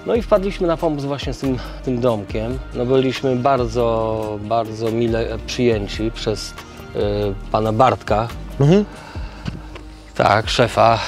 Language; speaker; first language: Polish; native; Polish